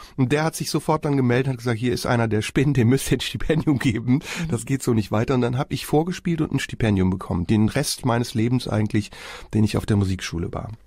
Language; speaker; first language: German; early bilingual, other home language; Turkish